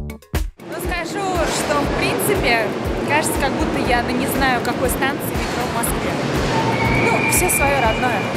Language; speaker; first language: Russian; native; Russian